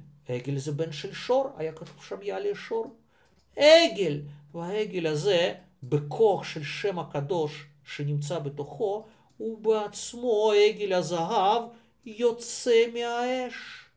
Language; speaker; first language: Hebrew; non-native, fluent; Russian